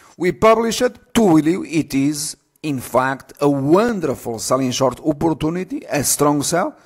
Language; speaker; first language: English; non-native, fluent; Portuguese